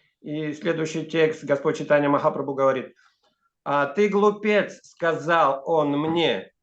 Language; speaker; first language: Russian; native; Russian